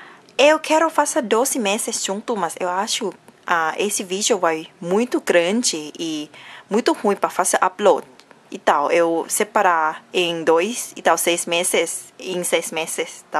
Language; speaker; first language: Portuguese; non-native, learner; Thai